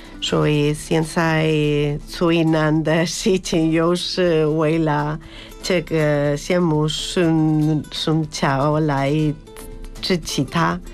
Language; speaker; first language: Chinese; non-native, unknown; Spanish